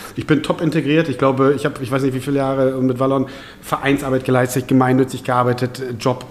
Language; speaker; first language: German; native; German